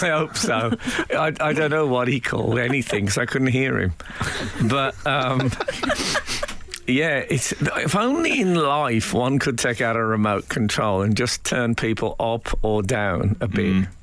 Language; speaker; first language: English; native; English